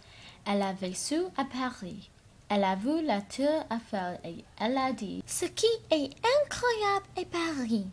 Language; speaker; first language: French; non-native, learner; English